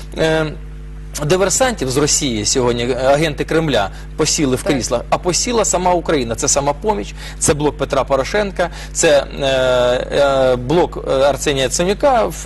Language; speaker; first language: Ukrainian; non-native, local second language; Russian